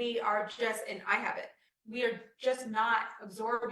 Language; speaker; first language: English; native; English